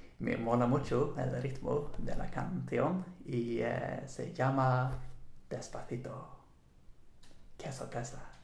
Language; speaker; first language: Spanish; non-native, learner; Swedish